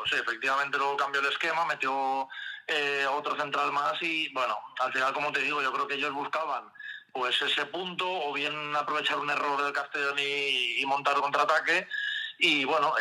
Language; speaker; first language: Spanish; native; Spanish